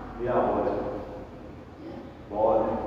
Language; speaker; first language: Indonesian; non-native, learner; Arabic